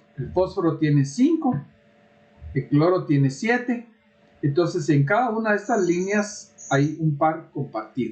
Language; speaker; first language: Spanish; native; Spanish